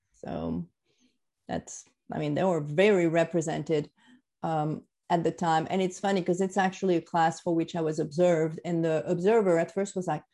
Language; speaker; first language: English; non-native, fluent; French